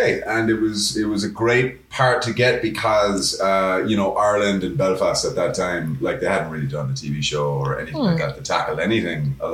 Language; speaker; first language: English; native; English